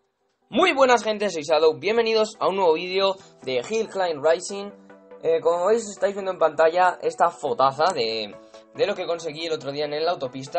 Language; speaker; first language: Spanish; native; Spanish